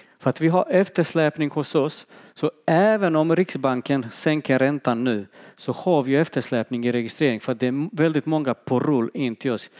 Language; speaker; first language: Swedish; non-native, fluent; Bosnian